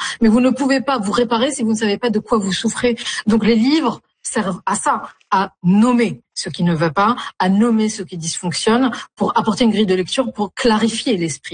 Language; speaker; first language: French; native; French